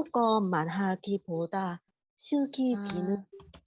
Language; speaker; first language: Korean; non-native, learner; Vietnamese